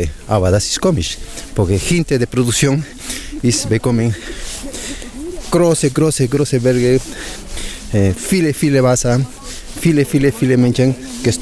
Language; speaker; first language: German; non-native, learner; Spanish